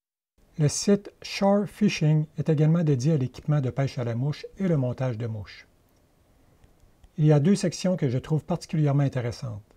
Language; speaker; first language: French; native; French